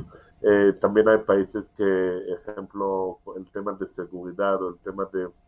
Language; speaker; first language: Spanish; non-native, learner; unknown